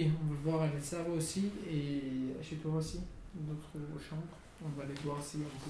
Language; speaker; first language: French; non-native, learner; Kurdish